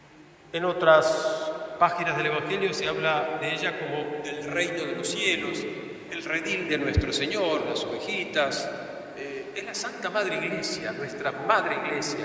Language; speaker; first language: Spanish; native; Spanish